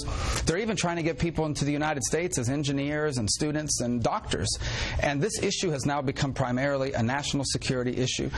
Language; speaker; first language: English; native; English